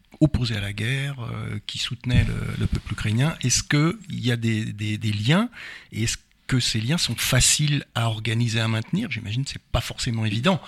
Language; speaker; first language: French; native; French